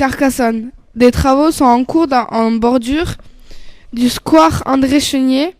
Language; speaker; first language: French; native; French